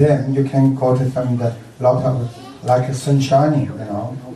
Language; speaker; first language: English; non-native, learner; Chinese